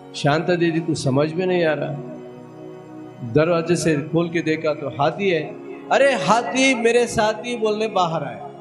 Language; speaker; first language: Hindi; non-native, local second language; Telugu